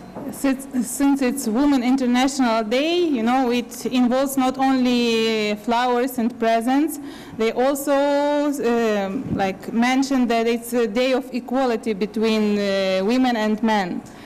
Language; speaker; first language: English; non-native, fluent; Ukrainian